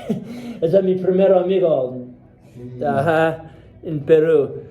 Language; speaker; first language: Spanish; non-native, learner; English